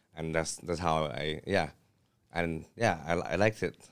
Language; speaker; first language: English; early bilingual, other home language; Thai